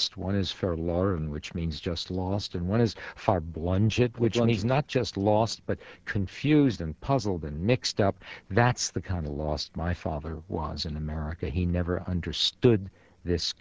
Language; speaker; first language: English; early bilingual, other home language; Yiddish